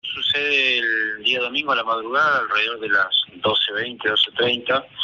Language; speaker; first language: Spanish; native; Spanish